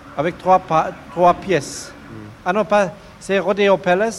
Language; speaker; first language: French; non-native, learner; German